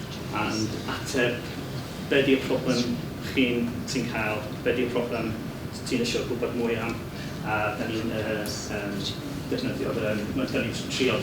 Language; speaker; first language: Welsh; non-native, learner; English